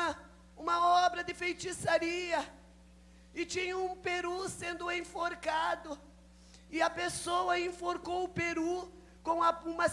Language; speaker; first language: Portuguese; native; Portuguese